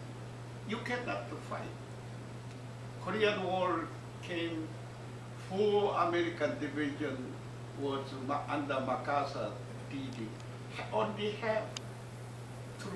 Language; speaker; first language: English; non-native, learner; Korean